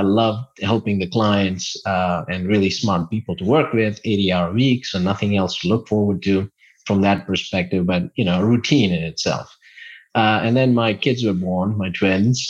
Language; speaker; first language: English; non-native, local second language; Gujarati